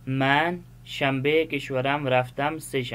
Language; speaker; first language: Persian; non-native, fluent; Urdu